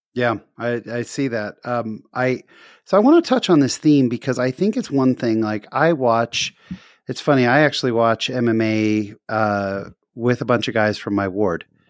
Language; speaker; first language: English; native; English